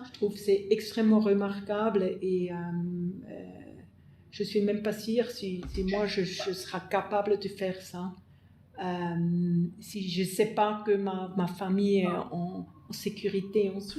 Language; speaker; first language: French; non-native, fluent; German